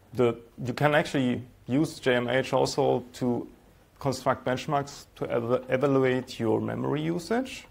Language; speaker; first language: English; non-native, fluent; German